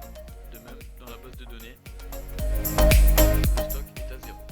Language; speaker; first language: French; native; French